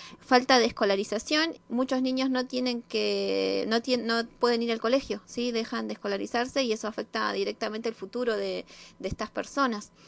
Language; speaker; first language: Spanish; native; Spanish